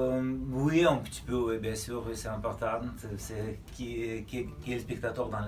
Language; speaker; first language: French; non-native, learner; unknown